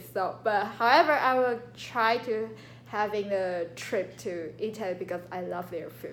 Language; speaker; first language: English; non-native, learner; Chinese